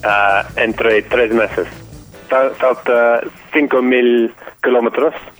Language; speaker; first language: Spanish; non-native, fluent; English